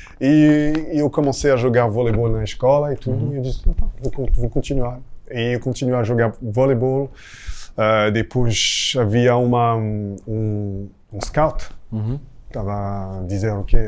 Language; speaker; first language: Portuguese; non-native, fluent; French